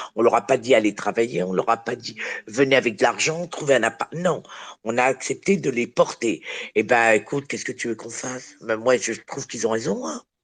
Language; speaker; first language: French; early bilingual, other home language; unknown